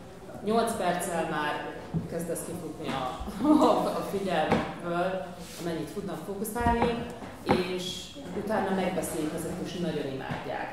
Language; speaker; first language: Hungarian; early bilingual, heritage; Hungarian